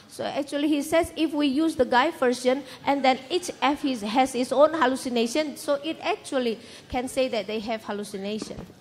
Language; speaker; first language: English; non-native, fluent; Indonesian